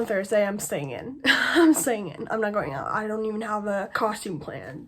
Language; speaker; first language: English; native; English